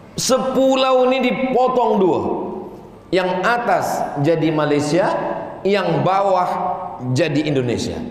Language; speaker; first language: Malay; native; Malay